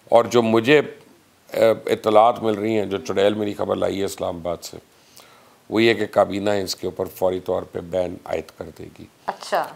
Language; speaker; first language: Urdu; non-native, local second language; Punjabi